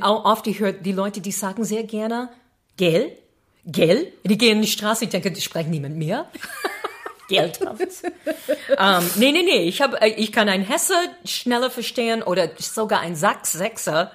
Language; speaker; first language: German; non-native, fluent; English